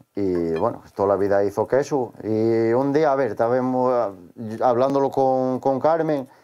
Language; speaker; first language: Spanish; native; Spanish